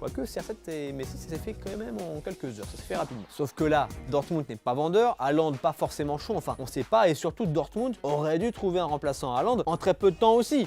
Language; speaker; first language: French; native; French